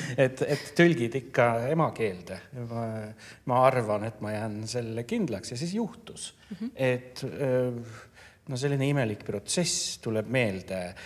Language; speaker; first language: Estonian; non-native, fluent; Norwegian